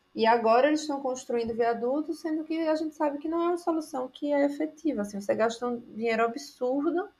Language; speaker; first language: Portuguese; native; Portuguese